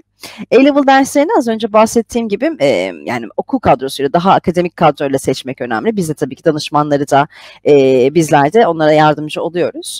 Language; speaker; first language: Turkish; native; Turkish